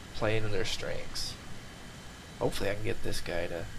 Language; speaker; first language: English; native; English